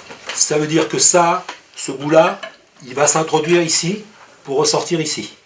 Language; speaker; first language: French; native; French